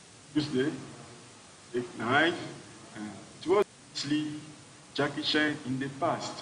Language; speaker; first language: English; non-native, learner; French